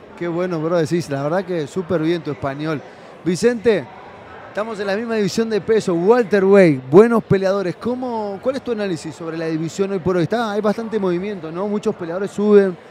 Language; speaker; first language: Spanish; native; Spanish